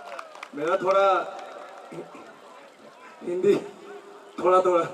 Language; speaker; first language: Hindi; non-native, local second language; Assamese